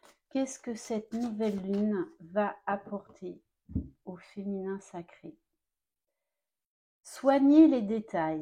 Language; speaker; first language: French; native; French